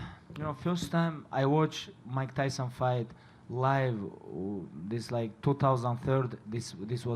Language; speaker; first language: English; non-native, learner; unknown